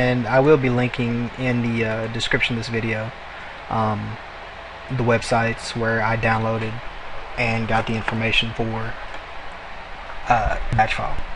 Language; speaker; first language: English; native; English